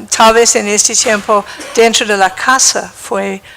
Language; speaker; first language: Spanish; non-native, fluent; English